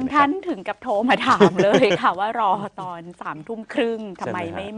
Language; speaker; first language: Thai; native; Thai